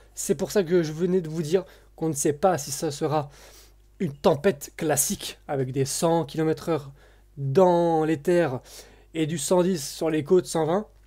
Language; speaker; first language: French; native; French